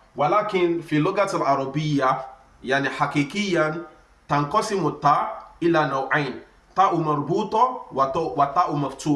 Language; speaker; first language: Arabic; non-native, fluent; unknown